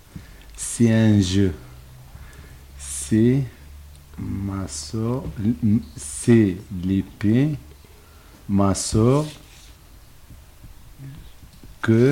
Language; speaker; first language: French; non-native, learner; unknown